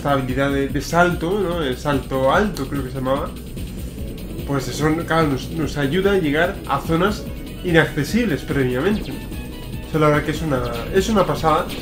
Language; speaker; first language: Spanish; native; Spanish